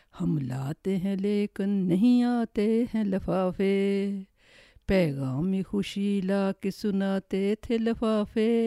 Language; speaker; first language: Urdu; native; Urdu